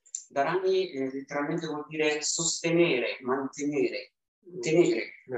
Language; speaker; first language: Italian; native; Italian